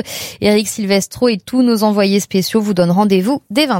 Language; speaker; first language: French; native; French